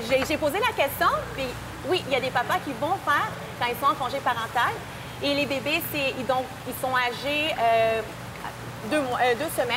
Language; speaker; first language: French; native; French